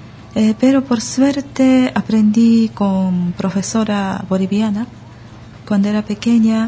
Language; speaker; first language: Spanish; early bilingual, other home language; Japanese